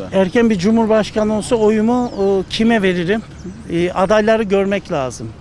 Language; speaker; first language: Turkish; native; Turkish